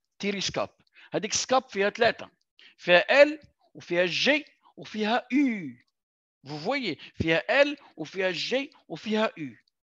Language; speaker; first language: French; non-native, local second language; Arabic